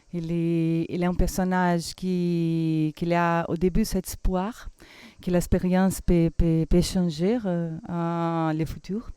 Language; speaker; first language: French; non-native, fluent; Portuguese